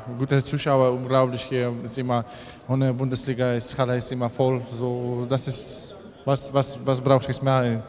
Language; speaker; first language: German; non-native, learner; Polish